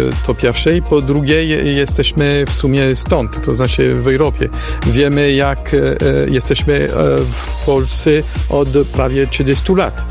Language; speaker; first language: Polish; non-native, fluent; French